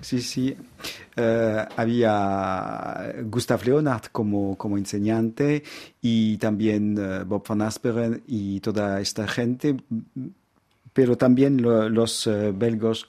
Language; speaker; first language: Spanish; non-native, fluent; French